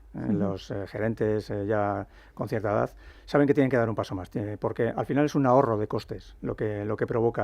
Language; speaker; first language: Spanish; native; Spanish